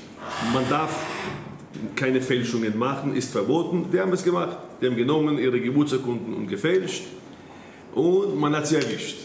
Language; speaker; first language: German; non-native, fluent; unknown